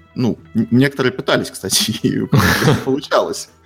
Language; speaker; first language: Russian; native; Russian